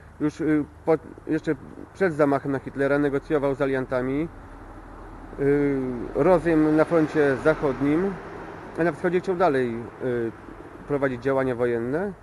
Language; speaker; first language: Polish; native; Polish